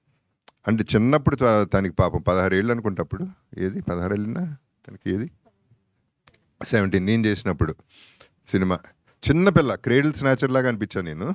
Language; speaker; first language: Telugu; native; Telugu